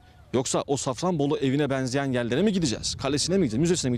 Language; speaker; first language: Turkish; native; Turkish